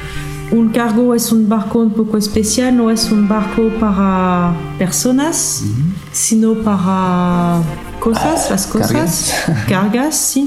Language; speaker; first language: Spanish; non-native, fluent; French